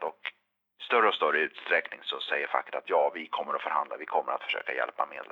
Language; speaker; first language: Swedish; native; Swedish